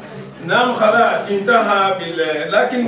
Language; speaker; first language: Arabic; non-native, fluent; Malay